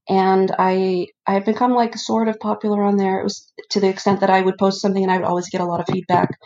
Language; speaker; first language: English; early bilingual, other home language; Icelandic